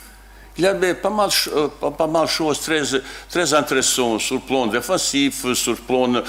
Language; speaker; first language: French; non-native, learner; Bosnian